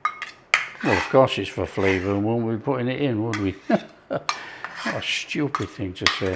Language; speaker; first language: English; native; English